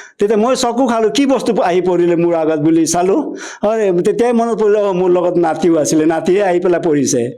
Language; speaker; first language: Assamese; non-native, local second language; Nepali